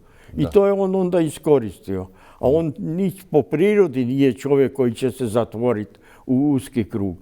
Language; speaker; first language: Croatian; native; Croatian